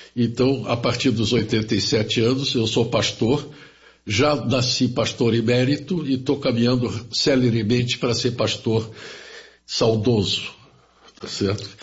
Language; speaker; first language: Portuguese; early bilingual, other home language; German